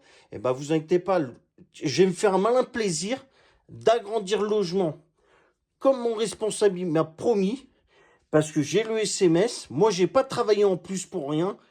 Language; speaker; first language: French; native; French